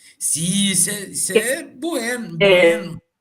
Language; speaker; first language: Spanish; non-native, learner; Portuguese